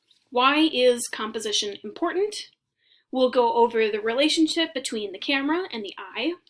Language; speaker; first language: English; native; English